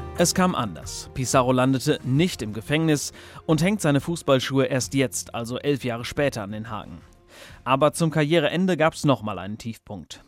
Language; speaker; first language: German; native; German